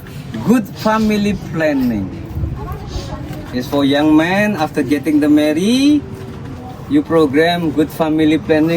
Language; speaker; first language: English; non-native, learner; Indonesian